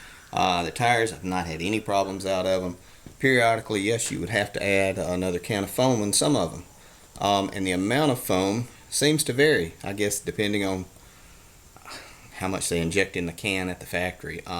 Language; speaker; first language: English; native; English